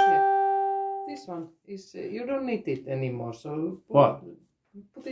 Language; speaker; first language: English; non-native, learner; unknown